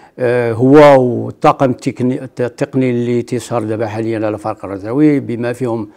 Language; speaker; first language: Arabic; native; Arabic